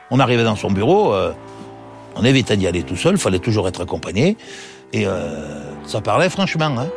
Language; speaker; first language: French; native; French